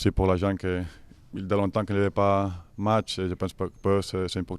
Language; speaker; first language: French; non-native, fluent; Spanish